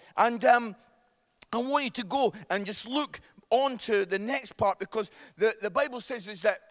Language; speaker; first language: English; native; English